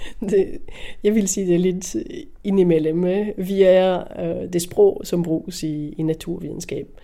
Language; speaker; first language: Danish; non-native, fluent; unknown